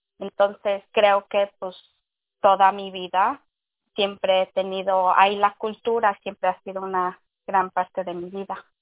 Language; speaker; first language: Spanish; early bilingual, heritage; Spanish